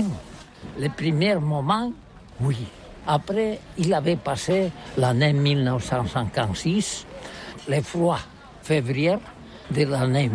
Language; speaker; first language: French; non-native, learner; Catalan